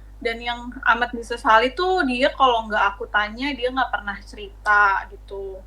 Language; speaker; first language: Indonesian; native; Indonesian